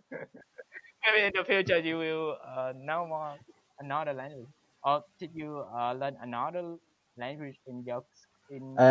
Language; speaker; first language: English; non-native, learner; Vietnamese